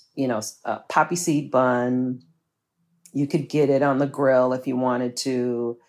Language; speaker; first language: English; native; English